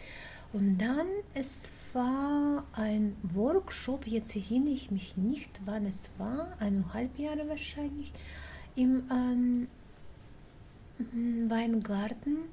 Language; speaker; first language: German; non-native, learner; Russian